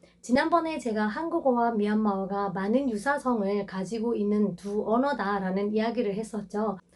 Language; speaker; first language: Korean; non-native, fluent; Burmese